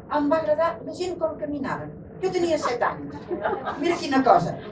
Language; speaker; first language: Catalan; native; Catalan